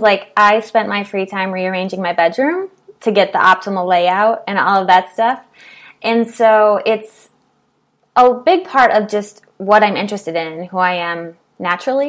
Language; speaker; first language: English; native; English